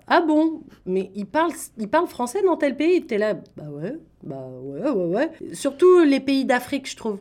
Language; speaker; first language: French; native; French